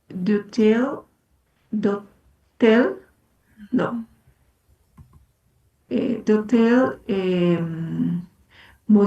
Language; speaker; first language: French; non-native, learner; Spanish